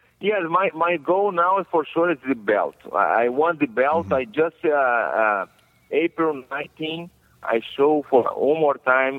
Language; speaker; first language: English; non-native, learner; Portuguese